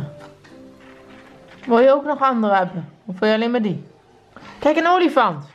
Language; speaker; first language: Dutch; native; Dutch